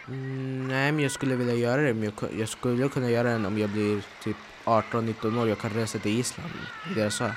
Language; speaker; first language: Swedish; early bilingual, other home language; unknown